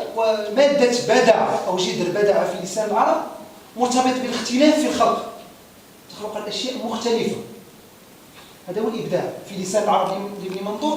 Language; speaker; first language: Arabic; native; Arabic